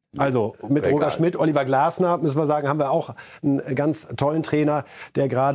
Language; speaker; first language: German; native; German